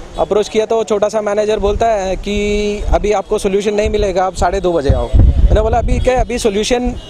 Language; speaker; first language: Hindi; non-native, local second language; Gujarati